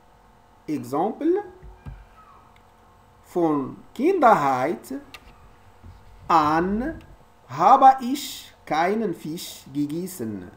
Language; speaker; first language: German; non-native, learner; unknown